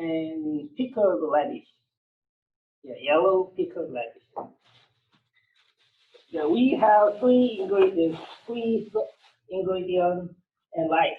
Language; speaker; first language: English; non-native, learner; Korean